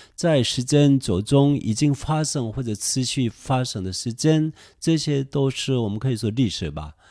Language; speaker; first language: Chinese; non-native, fluent; Korean